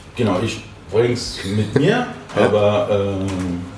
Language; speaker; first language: German; non-native, fluent; French